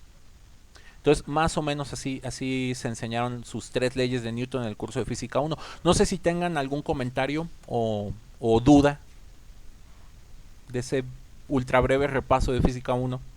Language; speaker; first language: Spanish; native; Spanish